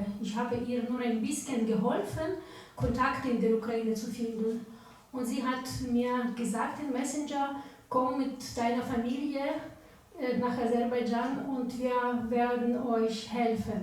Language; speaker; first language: German; non-native, fluent; Ukrainian